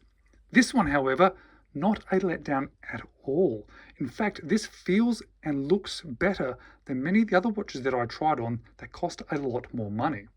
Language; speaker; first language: English; native; English